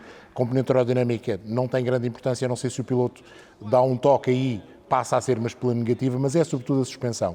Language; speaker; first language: Portuguese; native; Portuguese